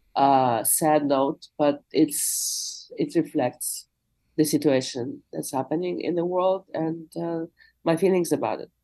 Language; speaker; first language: English; non-native, fluent; Russian